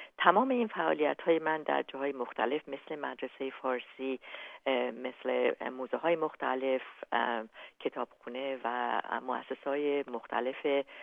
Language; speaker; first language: Persian; native; Persian